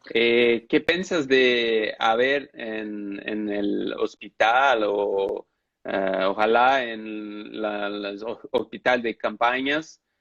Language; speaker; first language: Spanish; non-native, fluent; Portuguese